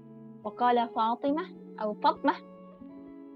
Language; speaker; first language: Arabic; non-native, learner; Indonesian